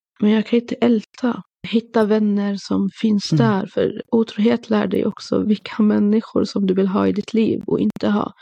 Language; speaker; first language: Swedish; early bilingual, other home language; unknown